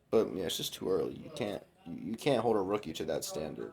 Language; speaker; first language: English; native; English